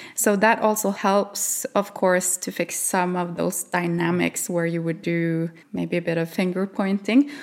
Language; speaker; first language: English; non-native, fluent; Norwegian